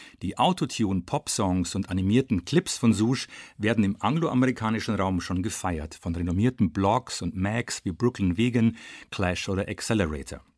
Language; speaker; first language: German; native; German